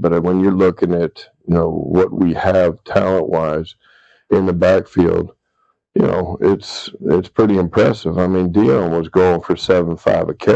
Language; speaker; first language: English; native; English